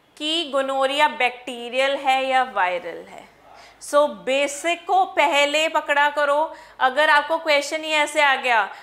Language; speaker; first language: Hindi; non-native, local second language; Punjabi